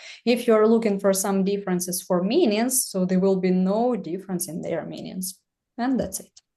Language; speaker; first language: English; non-native, fluent; Ukrainian